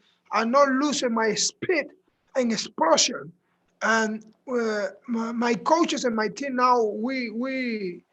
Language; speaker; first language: English; non-native, learner; Spanish